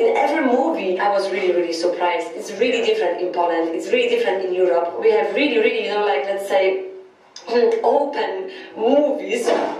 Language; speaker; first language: English; non-native, fluent; Polish